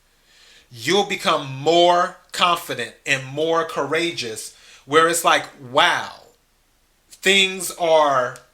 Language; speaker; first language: English; native; English